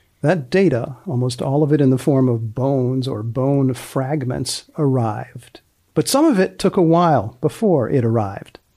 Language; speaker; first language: English; native; English